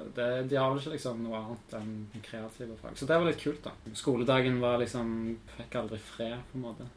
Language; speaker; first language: Norwegian; native; Norwegian